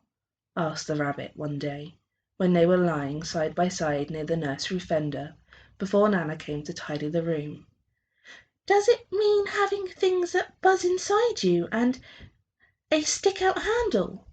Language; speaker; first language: English; native; English